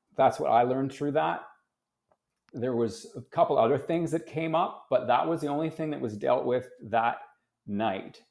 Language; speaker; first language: English; native; English